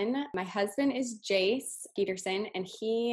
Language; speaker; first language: English; native; English